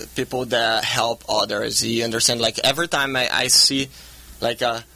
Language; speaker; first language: English; non-native, fluent; Portuguese